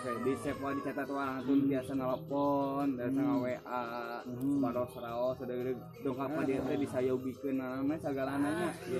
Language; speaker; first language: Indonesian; non-native, local second language; Sundanese